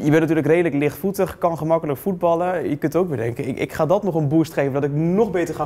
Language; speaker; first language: Dutch; native; Dutch